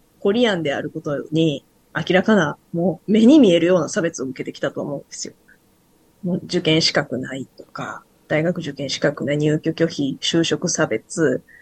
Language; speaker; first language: Japanese; native; Japanese